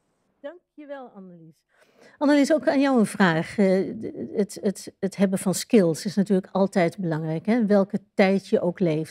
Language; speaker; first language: Dutch; native; Dutch